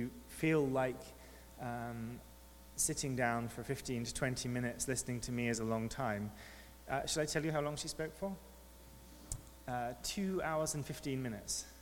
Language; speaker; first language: English; native; English